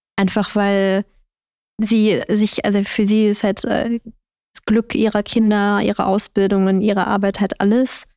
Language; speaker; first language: German; early bilingual, other home language; Vietnamese